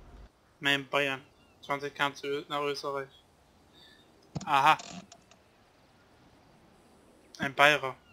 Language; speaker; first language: German; native; German